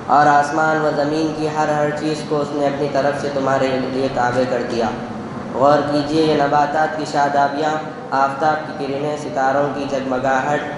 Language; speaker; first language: Urdu; native; Urdu